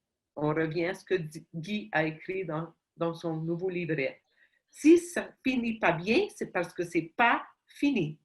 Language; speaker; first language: French; non-native, fluent; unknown